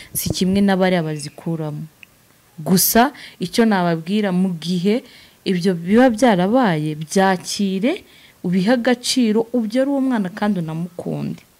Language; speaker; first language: Kinyarwanda; native; Kinyarwanda